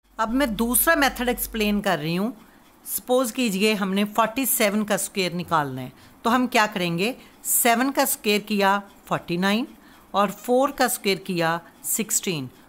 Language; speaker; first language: Hindi; non-native, local second language; Punjabi